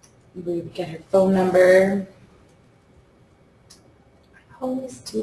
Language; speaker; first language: English; native; English